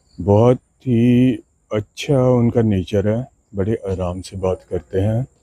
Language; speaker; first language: Hindi; non-native, local second language; Punjabi